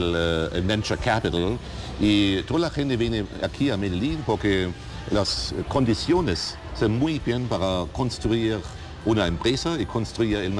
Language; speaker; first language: Spanish; non-native, learner; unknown